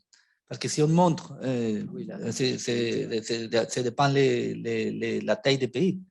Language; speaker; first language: French; non-native, fluent; Spanish